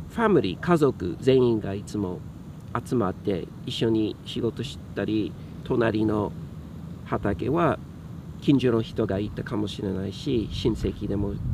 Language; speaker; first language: Japanese; native; Japanese